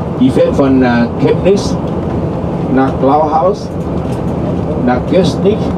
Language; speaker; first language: German; non-native, learner; Vietnamese